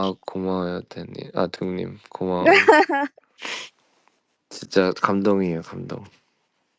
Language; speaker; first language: Korean; early bilingual, heritage; Korean